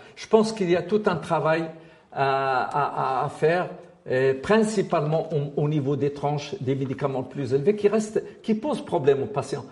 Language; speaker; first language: French; non-native, local second language; Arabic